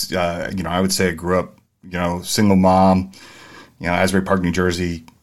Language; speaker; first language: English; native; English